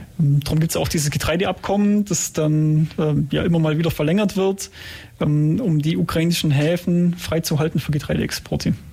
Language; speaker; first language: German; native; German